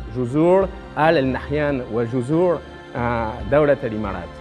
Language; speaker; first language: Arabic; non-native, fluent; French